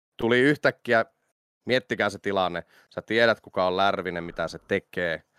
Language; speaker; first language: Finnish; native; Finnish